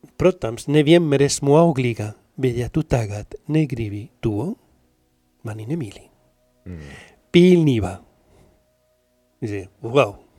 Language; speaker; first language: Latvian; non-native, learner; Spanish